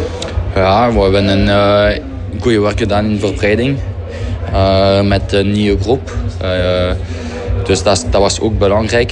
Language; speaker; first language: Dutch; non-native, fluent; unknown